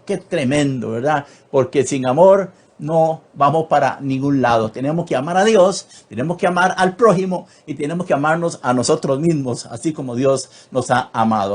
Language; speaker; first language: Spanish; native; Spanish